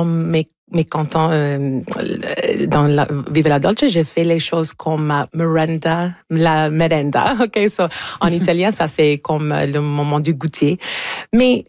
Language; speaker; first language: French; early bilingual, heritage; English